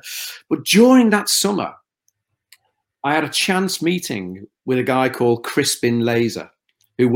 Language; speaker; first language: English; native; English